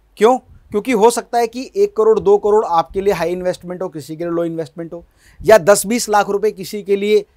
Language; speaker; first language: Hindi; native; Hindi